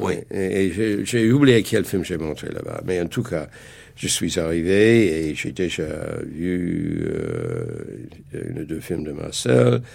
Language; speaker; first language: French; non-native, fluent; English